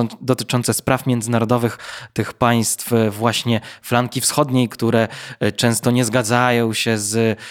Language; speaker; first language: Polish; native; Polish